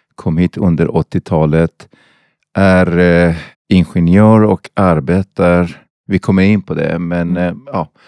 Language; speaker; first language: Swedish; non-native, fluent; Persian